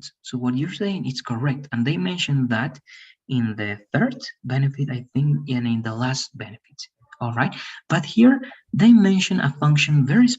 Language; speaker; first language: English; non-native, fluent; Spanish